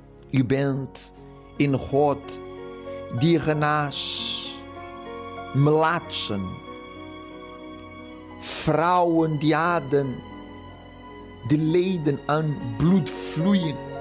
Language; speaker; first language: Dutch; non-native, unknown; Portuguese